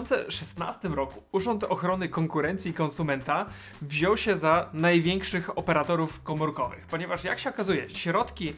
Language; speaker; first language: Polish; native; Polish